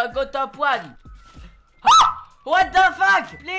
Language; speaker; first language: English; non-native, learner; French